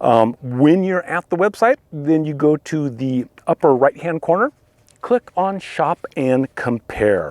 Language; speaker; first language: English; native; English